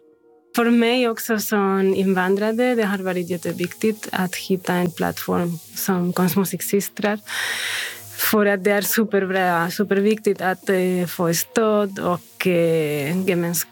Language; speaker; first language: Swedish; non-native, fluent; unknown